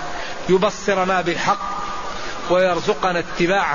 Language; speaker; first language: Arabic; native; Arabic